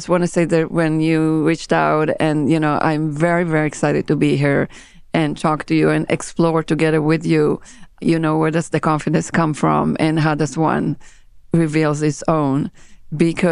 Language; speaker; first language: English; non-native, fluent; Hebrew